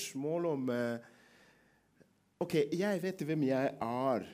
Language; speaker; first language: Norwegian; non-native, fluent; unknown